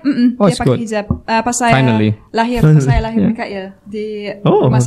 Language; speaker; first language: Indonesian; non-native, fluent; German